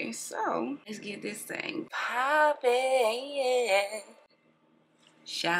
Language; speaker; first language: English; native; English